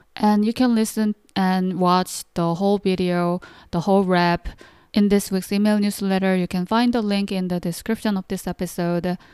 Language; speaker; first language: English; non-native, fluent; Korean